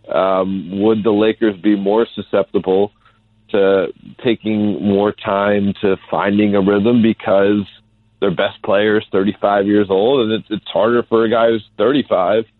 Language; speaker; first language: English; native; English